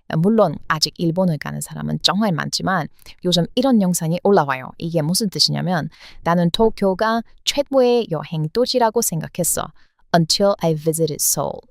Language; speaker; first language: Korean; non-native, fluent; English